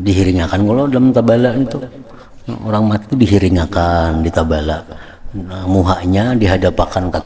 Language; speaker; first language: Indonesian; non-native, local second language; Banjar